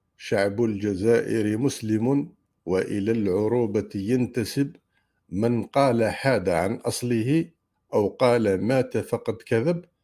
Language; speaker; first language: Arabic; native; Arabic